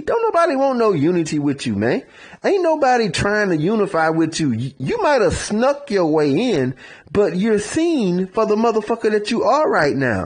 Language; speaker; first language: English; native; English